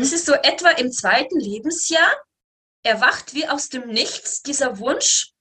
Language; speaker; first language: German; native; German